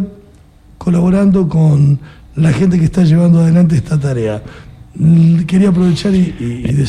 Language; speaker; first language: Spanish; native; Spanish